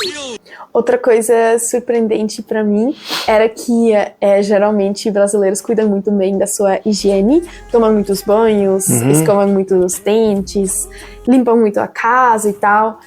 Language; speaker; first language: Portuguese; non-native, fluent; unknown